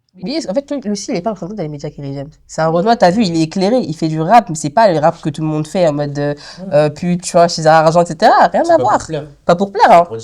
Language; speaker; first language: French; early bilingual, other home language; Lingala